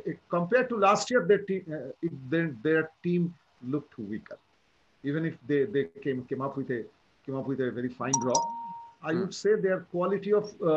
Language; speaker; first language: English; non-native, local second language; Bangla